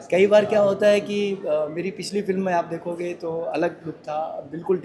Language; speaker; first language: Hindi; native; Hindi